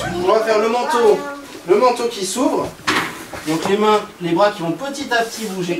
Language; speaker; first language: French; native; French